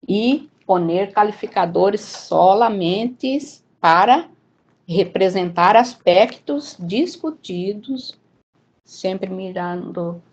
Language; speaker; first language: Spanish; non-native, fluent; Portuguese